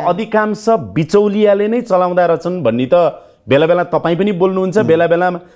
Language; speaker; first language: Nepali; native; Nepali